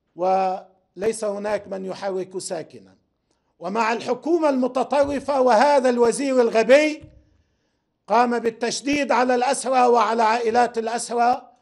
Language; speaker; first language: Arabic; native; Arabic